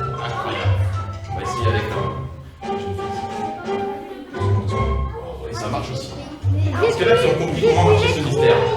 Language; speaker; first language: French; native; French